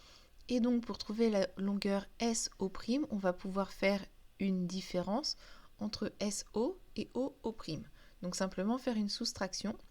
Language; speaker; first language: French; native; French